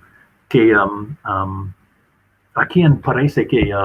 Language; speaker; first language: Spanish; non-native, fluent; English